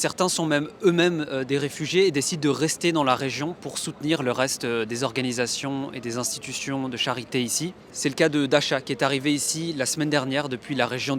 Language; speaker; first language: French; native; French